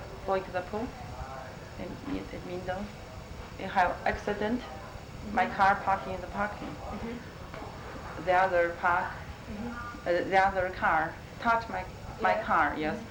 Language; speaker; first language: English; non-native, learner; Chinese